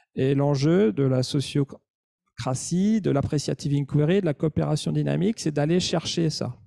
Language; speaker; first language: French; native; French